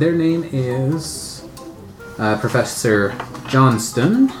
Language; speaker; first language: English; native; English